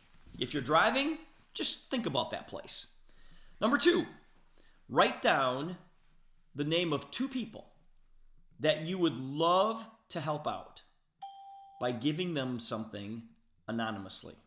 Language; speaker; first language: English; native; English